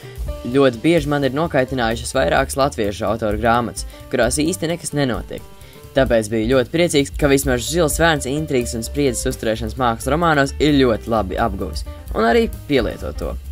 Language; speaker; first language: Latvian; native; Latvian